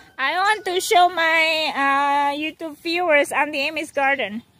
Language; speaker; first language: English; non-native, fluent; Indonesian